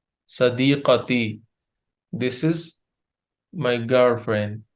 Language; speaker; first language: English; non-native, fluent; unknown